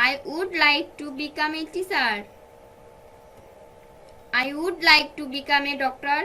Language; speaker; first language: English; non-native, fluent; Bangla